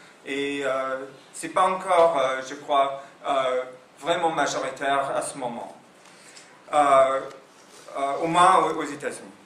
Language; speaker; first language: French; non-native, fluent; English